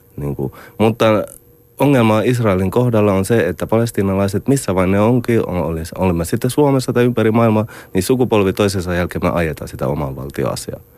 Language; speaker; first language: Finnish; non-native, fluent; Arabic